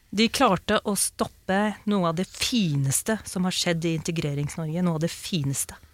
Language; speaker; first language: Norwegian; early bilingual, other home language; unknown